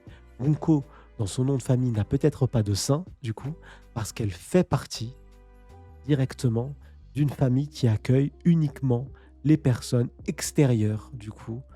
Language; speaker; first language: French; native; French